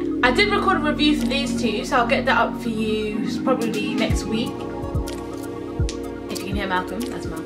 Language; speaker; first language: English; native; English